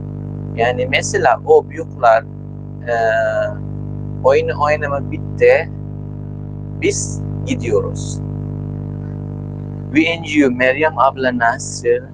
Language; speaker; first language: Turkish; non-native, learner; Filipino